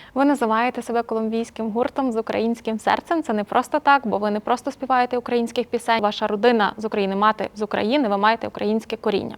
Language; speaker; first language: Ukrainian; native; Ukrainian